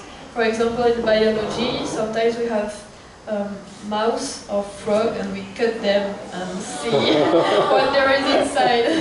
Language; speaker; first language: English; non-native, fluent; French